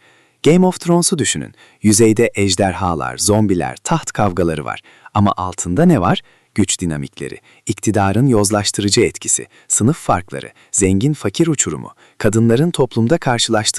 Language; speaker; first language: Turkish; native; Turkish